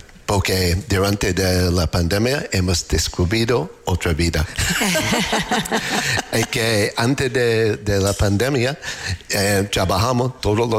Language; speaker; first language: Spanish; non-native, learner; English